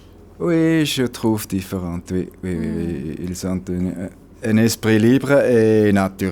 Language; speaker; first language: French; non-native, local second language; German